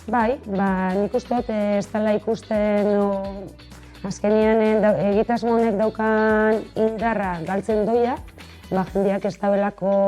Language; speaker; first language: Basque; native; Basque